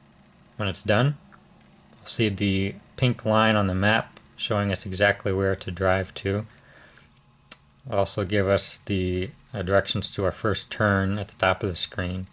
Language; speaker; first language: English; native; English